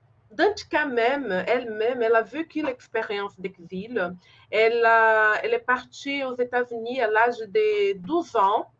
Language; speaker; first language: French; non-native, fluent; Portuguese